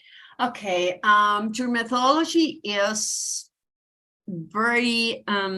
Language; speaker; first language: English; non-native, learner; Spanish